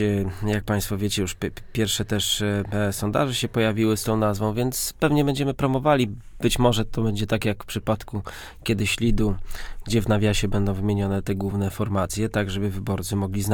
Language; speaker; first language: Polish; native; Polish